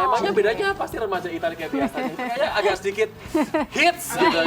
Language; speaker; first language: Indonesian; native; Indonesian